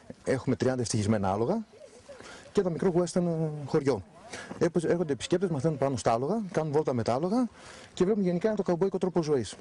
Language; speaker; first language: Greek; native; Greek